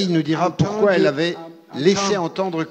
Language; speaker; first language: French; native; French